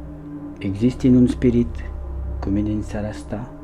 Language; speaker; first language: Romanian; non-native, learner; French